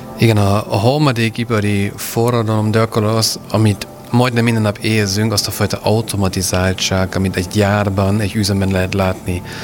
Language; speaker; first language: Hungarian; non-native, fluent; German